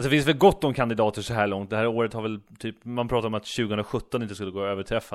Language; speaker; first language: Swedish; native; Swedish